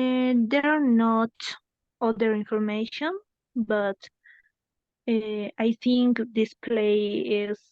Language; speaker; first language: English; non-native, learner; Spanish